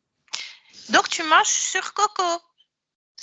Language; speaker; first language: French; native; French